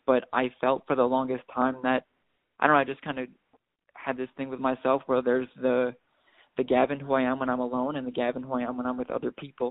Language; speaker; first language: English; native; English